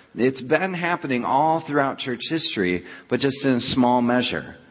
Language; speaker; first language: English; native; English